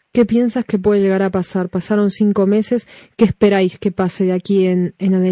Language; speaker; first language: Spanish; native; Spanish